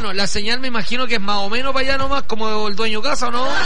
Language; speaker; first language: Spanish; native; Spanish